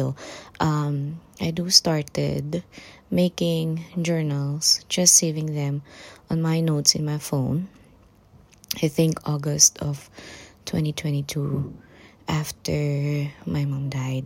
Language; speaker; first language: English; non-native, local second language; Cebuano